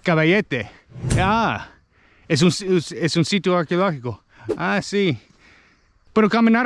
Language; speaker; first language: Spanish; non-native, learner; English